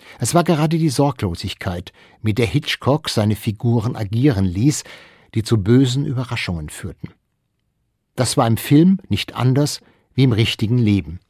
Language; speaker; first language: German; native; German